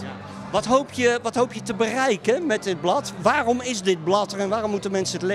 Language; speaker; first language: Dutch; native; Dutch